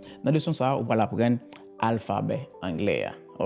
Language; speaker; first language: French; non-native, learner; Haitian Creole